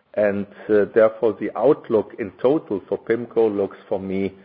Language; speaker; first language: English; non-native, fluent; German